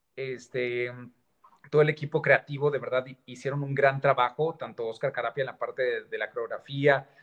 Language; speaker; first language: Spanish; native; Spanish